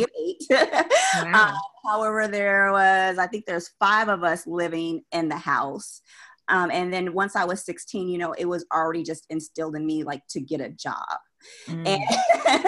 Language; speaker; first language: English; native; English